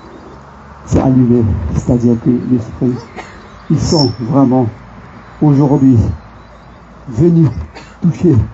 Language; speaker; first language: French; non-native, local second language; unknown